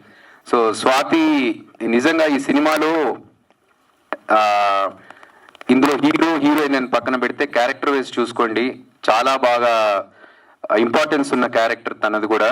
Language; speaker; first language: Telugu; native; Telugu